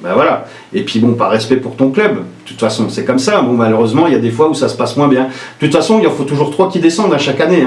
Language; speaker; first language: French; native; French